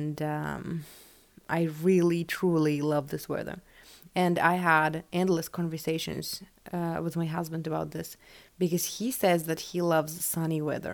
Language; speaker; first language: English; non-native, fluent; Russian